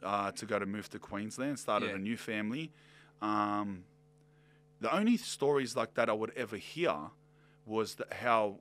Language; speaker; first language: English; native; English